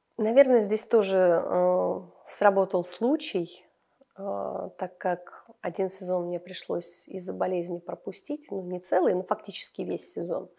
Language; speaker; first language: Russian; native; Russian